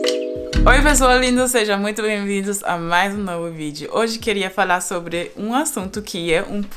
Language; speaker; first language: Portuguese; non-native, fluent; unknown